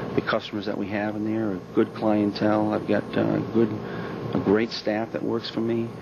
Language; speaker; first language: English; native; English